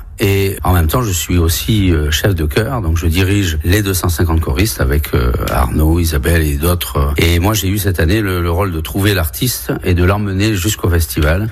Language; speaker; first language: French; early bilingual, other home language; Spanish